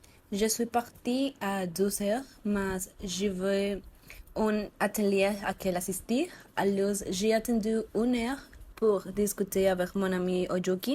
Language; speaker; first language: French; non-native, learner; Spanish